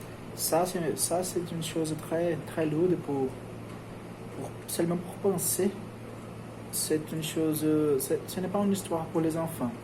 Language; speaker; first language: French; non-native, learner; Portuguese